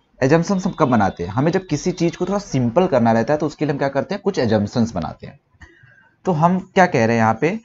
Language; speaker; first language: Hindi; native; Hindi